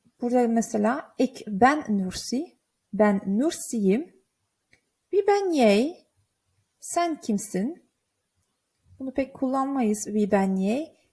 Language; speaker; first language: Turkish; early bilingual, heritage; Turkish